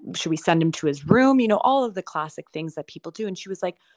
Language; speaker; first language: English; native; English